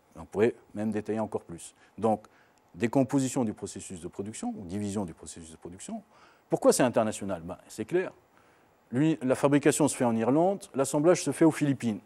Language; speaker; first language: French; non-native, local second language; Arabic